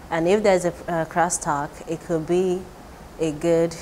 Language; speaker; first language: English; non-native, local second language; Igbo